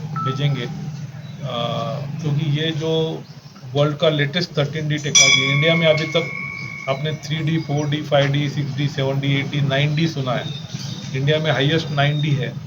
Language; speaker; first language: Hindi; non-native, local second language; Marathi